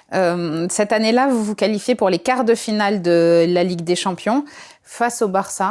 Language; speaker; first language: French; native; French